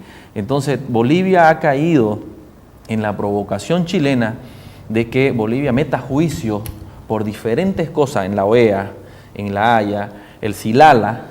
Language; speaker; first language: Spanish; native; Spanish